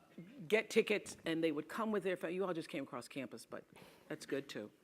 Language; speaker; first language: English; native; English